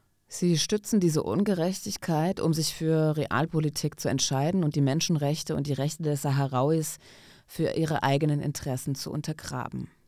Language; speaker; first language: German; non-native, fluent; Arabic